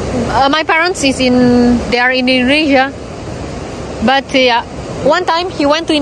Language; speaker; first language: English; non-native, learner; Indonesian